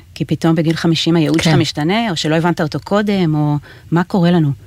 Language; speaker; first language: Hebrew; native; Hebrew